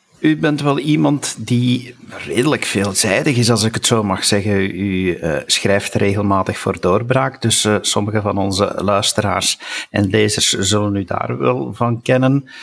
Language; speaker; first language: Dutch; native; Dutch